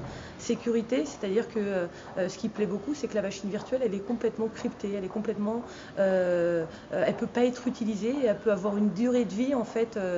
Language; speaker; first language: French; native; French